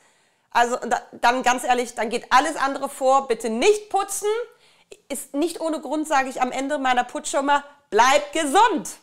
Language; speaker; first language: German; native; German